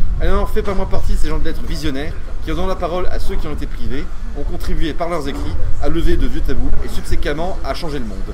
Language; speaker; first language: French; native; French